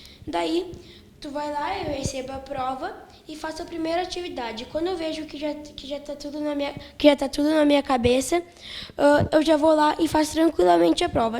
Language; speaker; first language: Portuguese; native; Portuguese